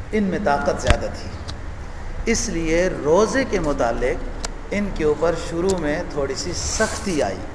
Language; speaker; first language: Urdu; native; Urdu